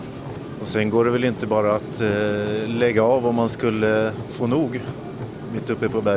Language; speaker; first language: Swedish; native; Swedish